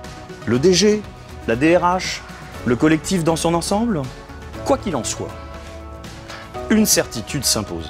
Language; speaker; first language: French; native; French